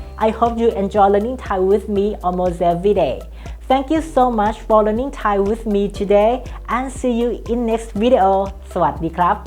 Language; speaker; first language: English; non-native, fluent; Thai